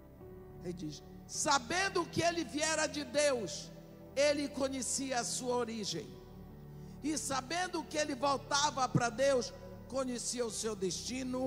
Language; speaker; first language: Portuguese; native; Portuguese